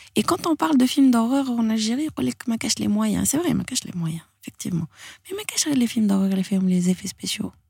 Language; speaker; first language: French; non-native, local second language; Arabic